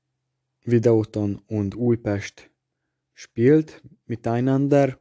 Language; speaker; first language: German; non-native, learner; Hungarian